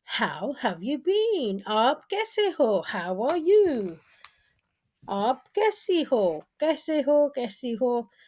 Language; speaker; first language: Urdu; non-native, local second language; Punjabi